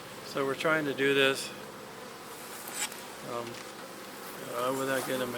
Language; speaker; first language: English; native; English